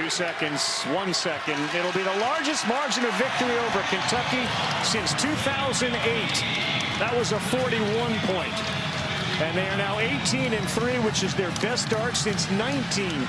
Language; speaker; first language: English; native; English